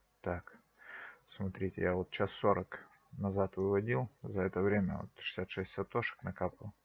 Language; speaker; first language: Russian; native; Russian